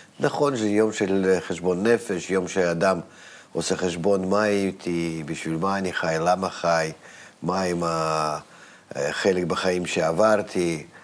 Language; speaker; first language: Hebrew; non-native, fluent; Russian